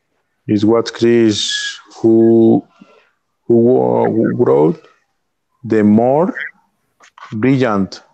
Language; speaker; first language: English; non-native, learner; Spanish